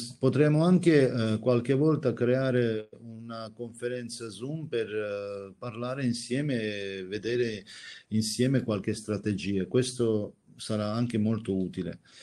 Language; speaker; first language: Italian; non-native, fluent; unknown